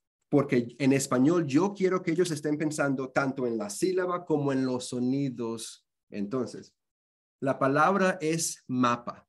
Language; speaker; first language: Spanish; early bilingual, heritage; Spanish